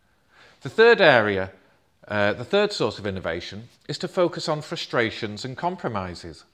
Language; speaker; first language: English; native; English